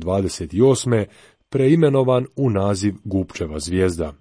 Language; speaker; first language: Croatian; native; Croatian